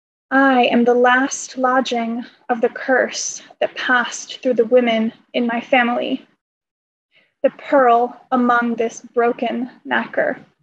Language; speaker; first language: English; native; English